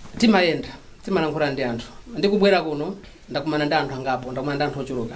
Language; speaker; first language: Nyanja; non-native, local second language; Tumbuka